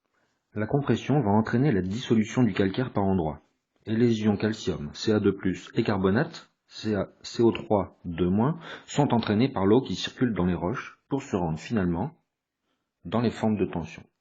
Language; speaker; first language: French; native; French